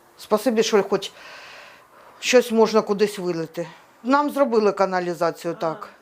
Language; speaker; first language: Ukrainian; non-native, local second language; Russian